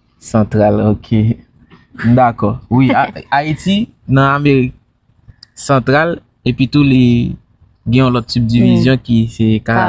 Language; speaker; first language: French; non-native, learner; Haitian Creole